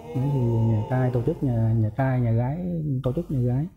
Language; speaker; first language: Vietnamese; native; Vietnamese